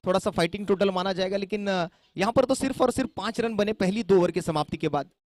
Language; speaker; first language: Hindi; non-native, local second language; Marathi